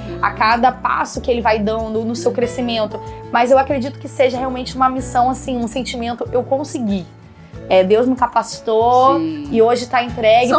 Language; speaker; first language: Portuguese; native; Portuguese